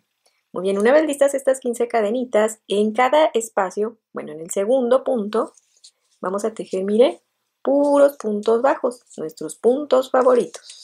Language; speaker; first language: Spanish; native; Spanish